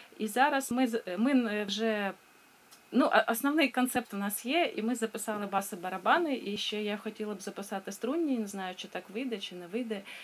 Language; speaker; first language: Ukrainian; non-native, local second language; Russian